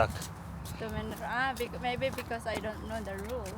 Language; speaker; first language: English; non-native, fluent; Filipino